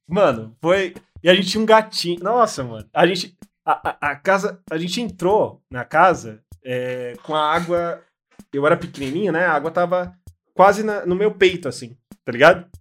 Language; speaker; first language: Portuguese; native; Portuguese